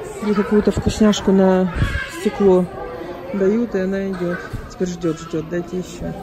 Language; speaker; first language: Russian; native; Russian